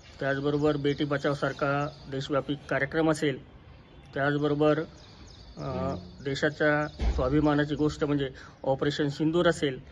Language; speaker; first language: Marathi; native; Marathi